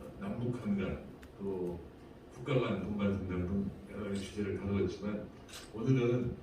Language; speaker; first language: Korean; native; Korean